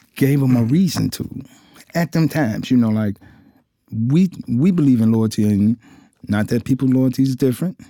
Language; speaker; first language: English; native; English